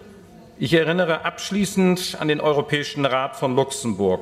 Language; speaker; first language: German; native; German